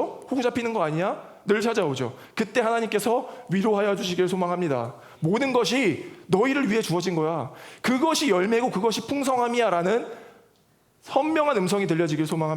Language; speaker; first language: Korean; native; Korean